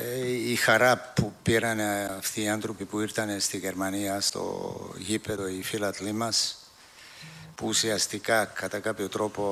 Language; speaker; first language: Greek; non-native, fluent; Serbian